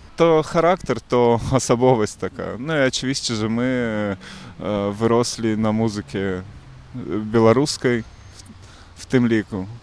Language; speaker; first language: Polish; non-native, learner; Belarusian